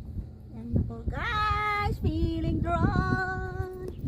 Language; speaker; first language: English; non-native, learner; Filipino